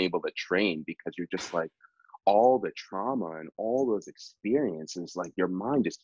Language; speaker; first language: English; native; English